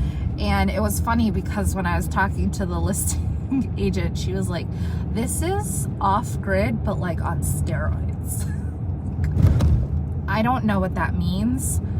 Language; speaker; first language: English; native; English